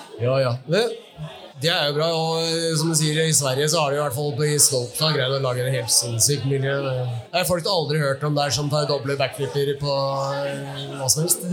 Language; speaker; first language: Norwegian; native; Norwegian